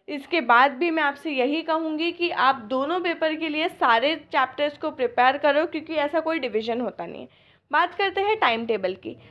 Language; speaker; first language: Hindi; native; Hindi